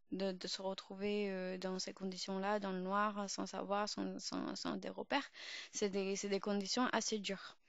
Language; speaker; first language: French; early bilingual, other home language; Urdu